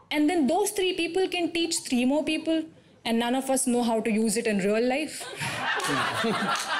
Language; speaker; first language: English; non-native, local second language; Hindi